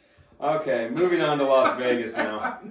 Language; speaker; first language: English; native; English